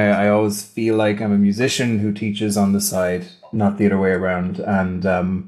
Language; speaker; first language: English; native; English